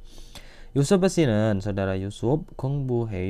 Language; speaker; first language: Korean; non-native, fluent; Indonesian